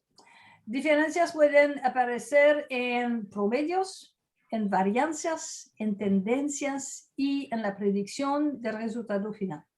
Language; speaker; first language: Spanish; non-native, fluent; French